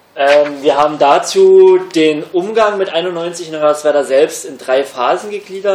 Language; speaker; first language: German; native; German